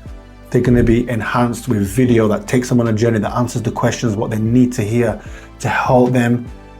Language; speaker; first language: English; native; English